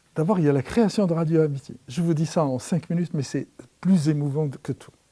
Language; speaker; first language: French; non-native, local second language; Arabic